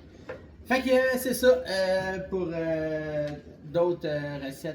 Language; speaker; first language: French; native; French